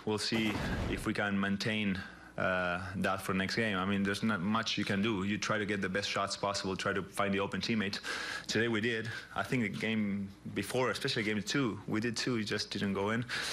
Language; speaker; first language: English; non-native, fluent; Spanish